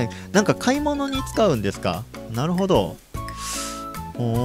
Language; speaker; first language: Japanese; native; Japanese